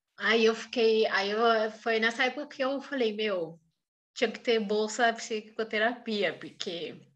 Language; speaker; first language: Portuguese; native; Portuguese